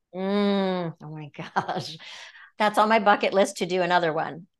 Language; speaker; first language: English; native; English